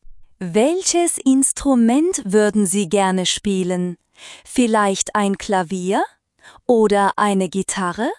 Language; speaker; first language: German; non-native, fluent; Turkish